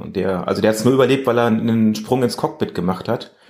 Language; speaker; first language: German; native; German